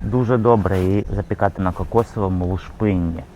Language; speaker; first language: Ukrainian; native; Ukrainian